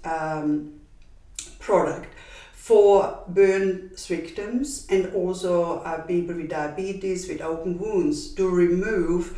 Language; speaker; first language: English; non-native, fluent; German